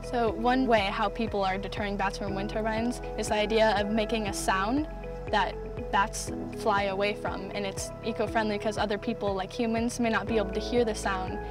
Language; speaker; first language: English; native; English